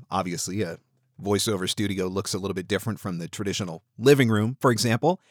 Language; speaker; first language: English; native; English